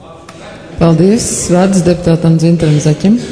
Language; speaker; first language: Latvian; native; Latvian